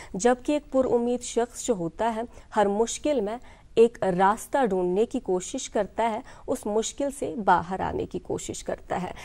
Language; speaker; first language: Hindi; non-native, local second language; Kashmiri